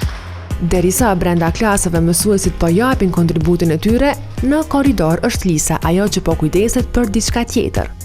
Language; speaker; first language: Albanian; native; Albanian